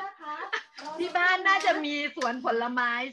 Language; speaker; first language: Thai; native; Thai